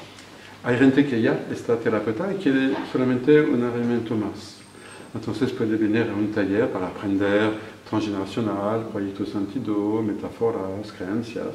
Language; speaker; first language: Spanish; non-native, fluent; French